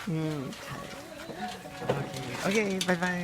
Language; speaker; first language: Thai; non-native, learner; English